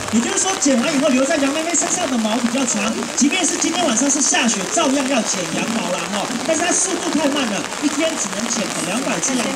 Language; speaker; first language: Chinese; native; Chinese